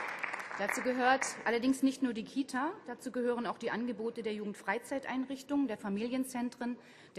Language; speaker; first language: German; native; German